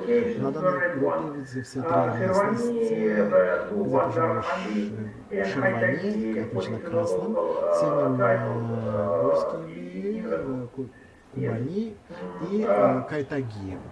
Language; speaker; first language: Russian; non-native, local second language; Azerbaijani